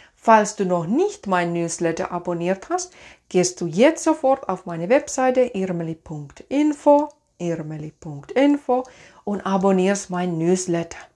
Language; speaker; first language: German; non-native, fluent; Finnish